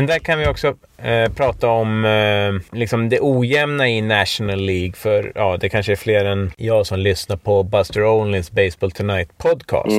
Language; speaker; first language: Swedish; native; Swedish